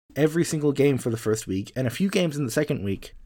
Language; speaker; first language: English; native; English